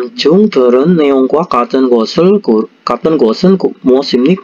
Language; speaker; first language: Korean; non-native, fluent; Indonesian